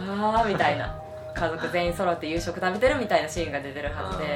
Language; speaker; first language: Japanese; native; Japanese